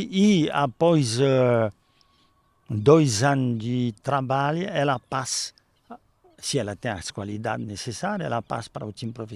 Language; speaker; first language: Portuguese; non-native, fluent; French